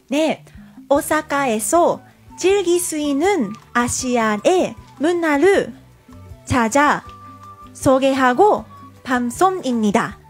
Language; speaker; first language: Korean; non-native, learner; Japanese